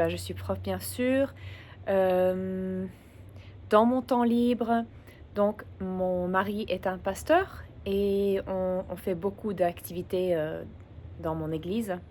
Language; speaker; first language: French; early bilingual, other home language; English